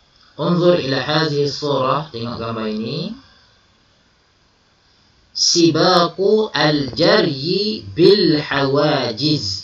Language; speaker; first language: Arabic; non-native, fluent; Malay